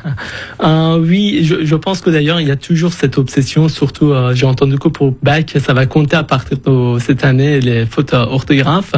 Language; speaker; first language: French; non-native, fluent; Persian